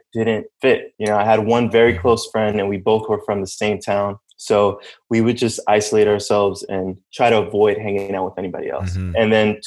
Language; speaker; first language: English; early bilingual, other home language; Spanish